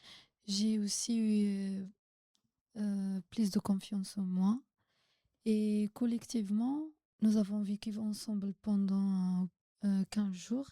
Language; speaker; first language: French; non-native, local second language; Arabic